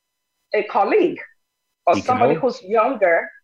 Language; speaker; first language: English; non-native, local second language; Yoruba